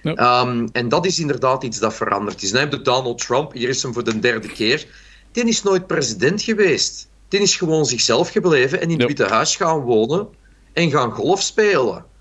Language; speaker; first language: Dutch; native; Dutch